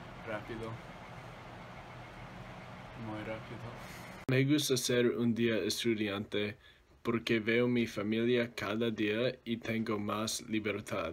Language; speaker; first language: Spanish; non-native, learner; English